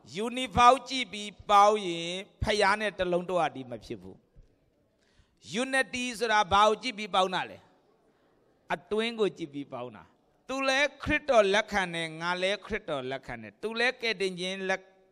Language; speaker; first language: Burmese; non-native, local second language; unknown